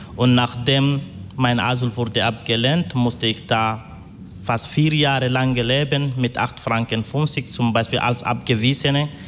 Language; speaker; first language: German; non-native, fluent; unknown